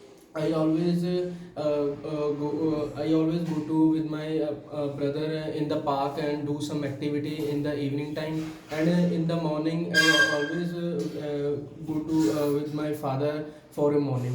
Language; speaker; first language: English; non-native, learner; Punjabi